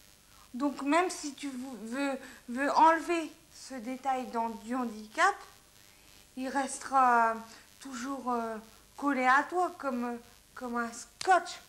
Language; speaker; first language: French; native; French